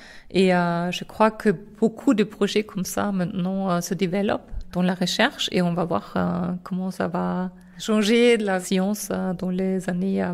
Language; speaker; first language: French; non-native, fluent; German